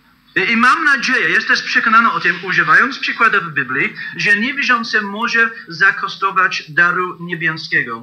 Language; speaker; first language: Polish; non-native, fluent; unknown